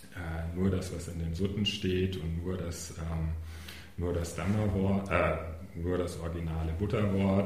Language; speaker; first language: German; native; German